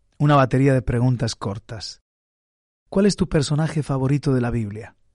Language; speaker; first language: Spanish; native; Spanish